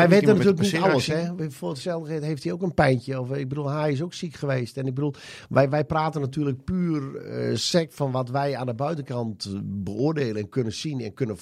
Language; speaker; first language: Dutch; native; Dutch